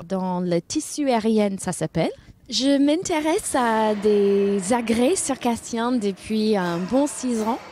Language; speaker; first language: French; non-native, fluent; English